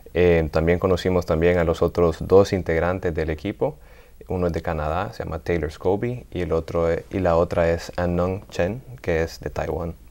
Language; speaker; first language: Spanish; native; Spanish